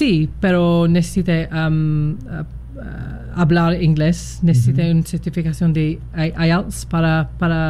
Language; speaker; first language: Spanish; non-native, learner; English